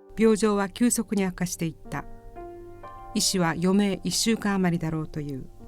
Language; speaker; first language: Japanese; native; Japanese